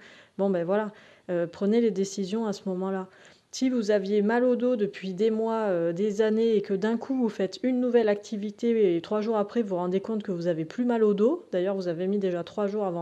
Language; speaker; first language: French; native; French